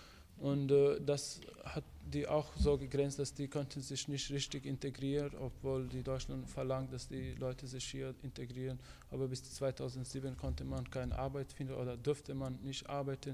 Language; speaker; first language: German; non-native, fluent; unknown